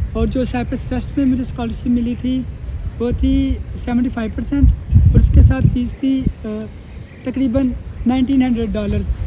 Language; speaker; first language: Hindi; non-native, local second language; Punjabi